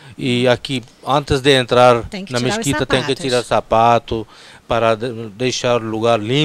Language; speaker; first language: Portuguese; non-native, fluent; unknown